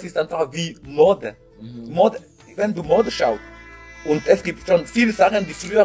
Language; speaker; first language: German; non-native, learner; French